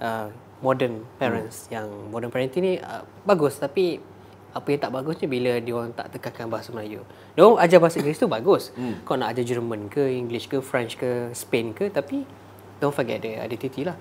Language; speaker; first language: Malay; native; Malay